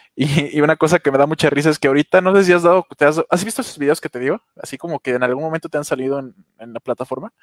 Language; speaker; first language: Spanish; native; Spanish